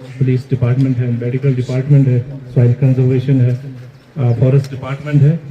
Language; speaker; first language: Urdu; non-native, local second language; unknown